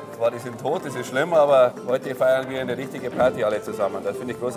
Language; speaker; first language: German; native; German